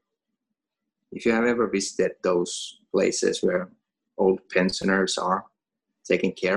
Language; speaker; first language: English; non-native, fluent; Finnish